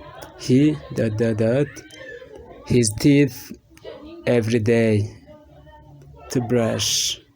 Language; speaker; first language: English; non-native, fluent; Rundi